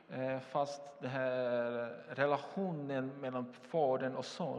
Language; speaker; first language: Swedish; non-native, fluent; Portuguese